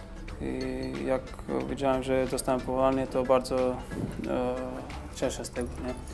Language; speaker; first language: Polish; non-native, fluent; Georgian